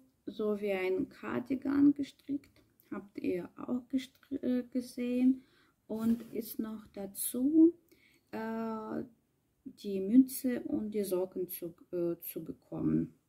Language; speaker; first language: German; non-native, learner; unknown